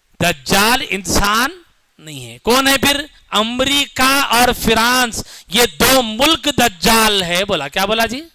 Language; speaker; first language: Urdu; native; Urdu